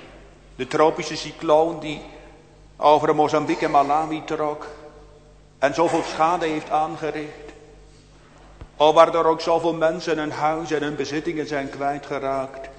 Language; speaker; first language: Dutch; native; Dutch